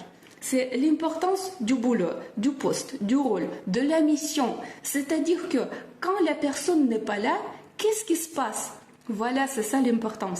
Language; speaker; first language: French; non-native, fluent; Russian